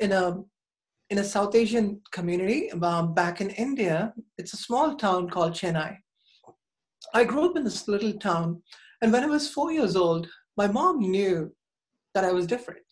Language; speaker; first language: English; non-native, local second language; Tamil